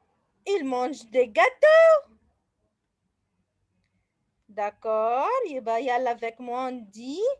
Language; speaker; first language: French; non-native, fluent; Arabic